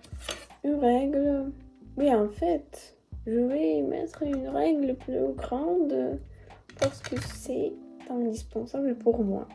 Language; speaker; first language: French; non-native, learner; Russian